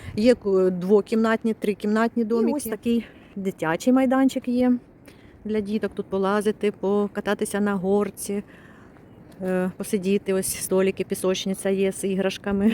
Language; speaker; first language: Ukrainian; non-native, local second language; Russian